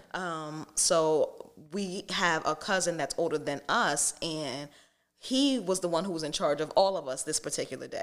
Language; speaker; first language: English; native; English